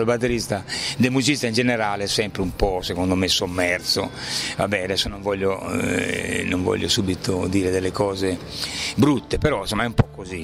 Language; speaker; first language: Italian; native; Italian